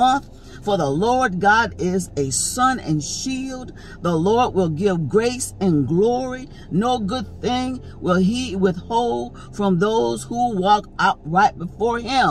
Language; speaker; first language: English; native; English